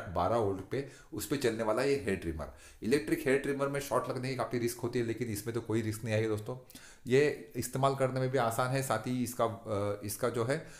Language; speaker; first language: Hindi; non-native, local second language; Marathi